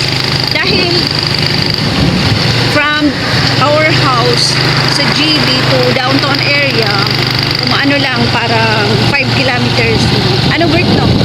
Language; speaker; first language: Filipino; non-native, local second language; Waray